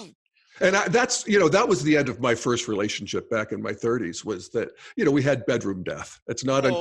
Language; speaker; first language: English; native; English